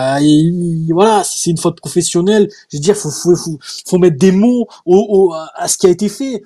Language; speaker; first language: French; native; French